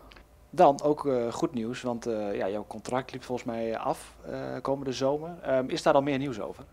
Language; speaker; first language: Dutch; native; Dutch